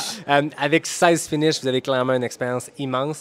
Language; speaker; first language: French; native; French